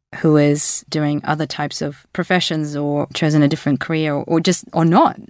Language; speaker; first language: English; early bilingual, other home language; Russian